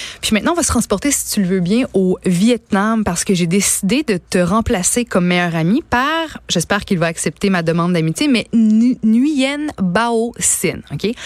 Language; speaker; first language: French; native; French